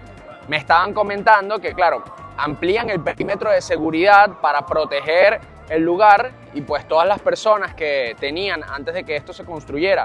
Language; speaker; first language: Spanish; native; Spanish